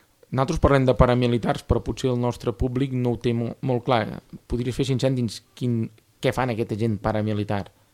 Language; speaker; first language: Catalan; native; Catalan